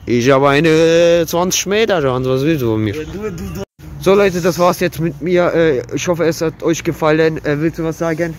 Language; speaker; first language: German; early bilingual, other home language; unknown